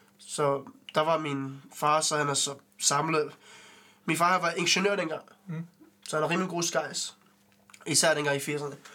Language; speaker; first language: Danish; early bilingual, other home language; Arabic